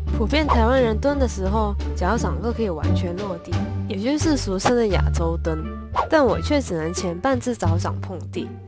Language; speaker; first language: Chinese; non-native, local second language; Cantonese